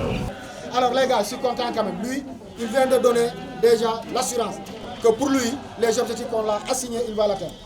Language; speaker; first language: French; non-native, local second language; Wolof